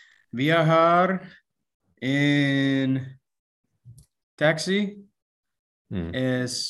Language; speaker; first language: Spanish; non-native, learner; English